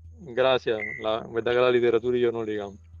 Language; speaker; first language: Spanish; native; Spanish